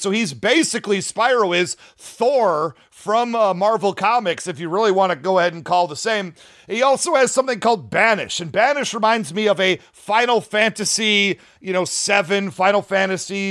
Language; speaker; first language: English; native; English